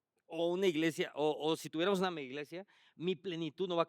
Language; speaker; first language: Spanish; native; Spanish